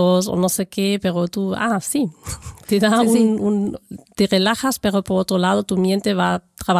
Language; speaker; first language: Spanish; non-native, fluent; German